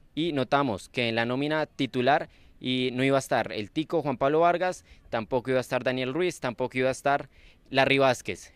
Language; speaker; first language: Spanish; native; Spanish